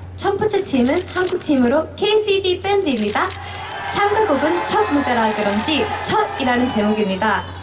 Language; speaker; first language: Korean; early bilingual, heritage; Korean